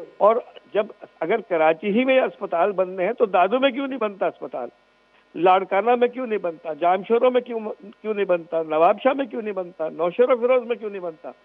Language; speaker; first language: Urdu; non-native, local second language; Sindhi